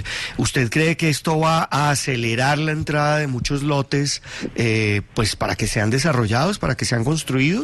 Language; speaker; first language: Spanish; native; Spanish